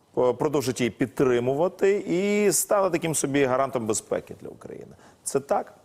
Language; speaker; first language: Ukrainian; native; Ukrainian